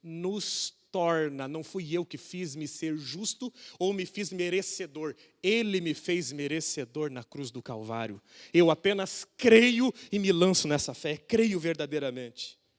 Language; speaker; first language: Portuguese; native; Portuguese